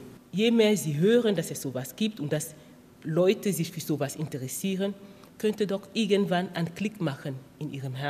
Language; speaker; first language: German; non-native, fluent; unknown